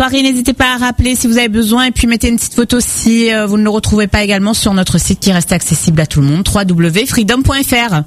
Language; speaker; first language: French; native; French